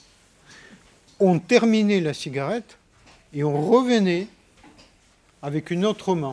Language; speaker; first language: French; non-native, fluent; Russian